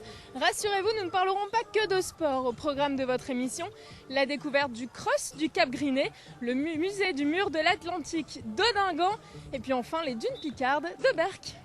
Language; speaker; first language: French; native; French